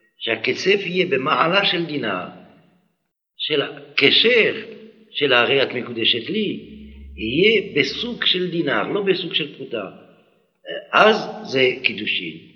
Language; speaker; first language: Hebrew; non-native, fluent; French